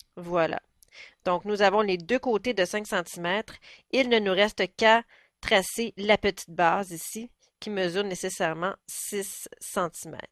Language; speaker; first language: French; native; French